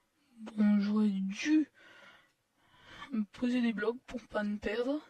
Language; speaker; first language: French; native; French